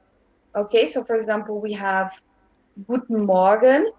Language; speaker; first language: English; non-native, fluent; German